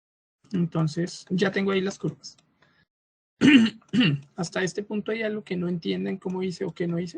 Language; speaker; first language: Spanish; native; Spanish